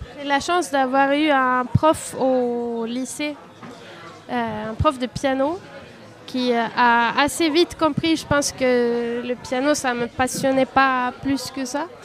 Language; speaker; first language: French; non-native, fluent; Swedish